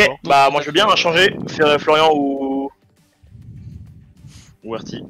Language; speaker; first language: French; native; French